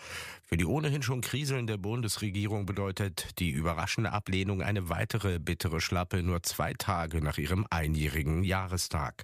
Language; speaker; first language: German; native; German